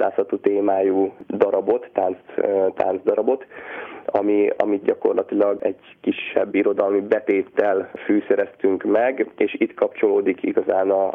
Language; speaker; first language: Hungarian; native; Hungarian